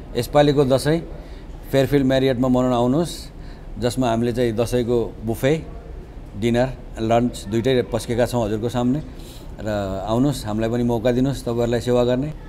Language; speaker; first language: Nepali; native; Nepali